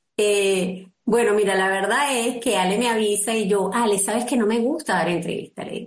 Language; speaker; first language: Spanish; native; Spanish